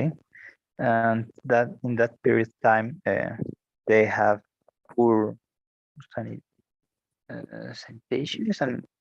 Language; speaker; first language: English; non-native, learner; Spanish